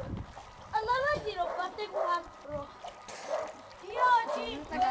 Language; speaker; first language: Italian; early bilingual, other home language; Filipino